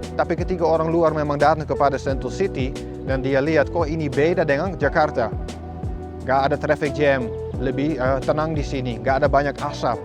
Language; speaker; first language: Indonesian; non-native, fluent; Dutch